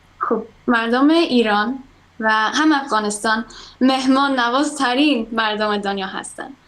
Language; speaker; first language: Persian; non-native, fluent; English